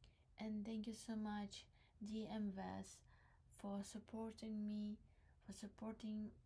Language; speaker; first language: English; non-native, learner; Crimean Tatar